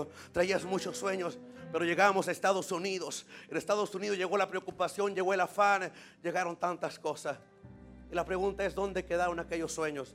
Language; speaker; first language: Spanish; native; Spanish